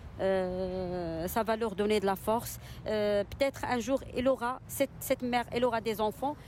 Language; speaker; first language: French; non-native, local second language; Arabic